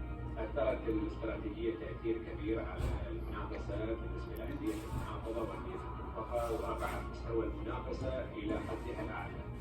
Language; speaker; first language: Arabic; native; Arabic